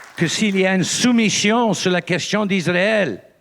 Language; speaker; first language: French; non-native, local second language; English